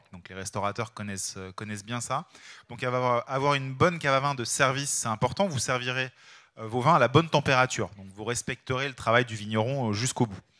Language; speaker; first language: French; native; French